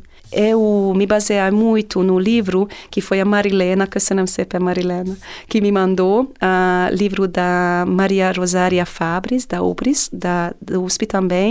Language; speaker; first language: Portuguese; non-native, fluent; Hungarian